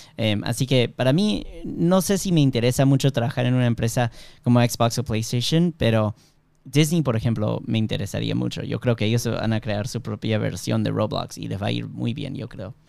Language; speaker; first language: Spanish; early bilingual, heritage; Spanish